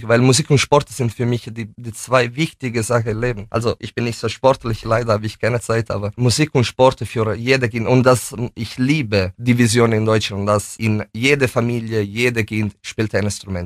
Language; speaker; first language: German; non-native, fluent; Italian